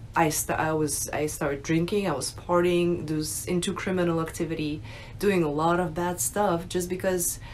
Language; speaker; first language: English; early bilingual, other home language; Russian